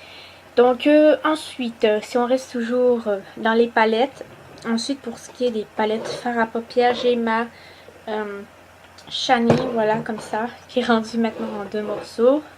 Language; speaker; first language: French; native; French